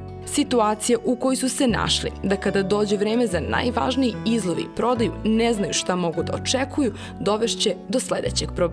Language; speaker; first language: Serbian; native; Serbian